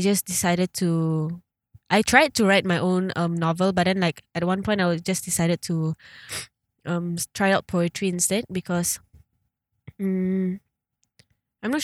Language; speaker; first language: English; non-native, local second language; Malay